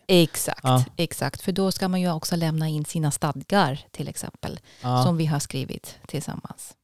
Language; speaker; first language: Swedish; non-native, fluent; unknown